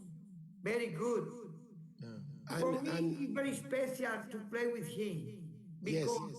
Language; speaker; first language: English; non-native, learner; Spanish